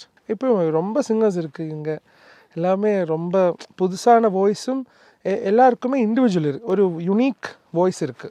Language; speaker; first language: Tamil; non-native, learner; Malayalam